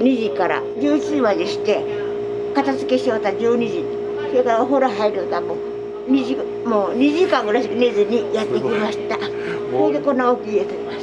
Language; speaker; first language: Japanese; native; Japanese